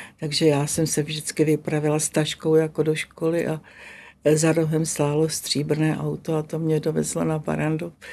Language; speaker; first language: Czech; native; Czech